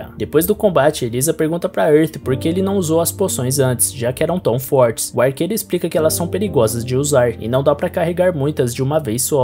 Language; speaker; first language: Portuguese; native; Portuguese